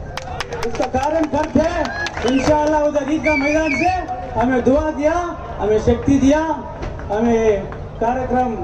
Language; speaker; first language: Hindi; non-native, local second language; Kannada